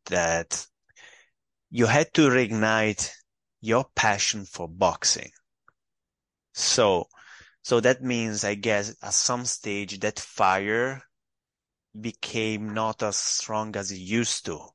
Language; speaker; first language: English; non-native, fluent; Italian